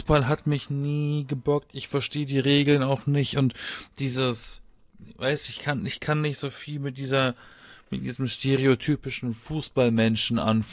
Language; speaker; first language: German; native; German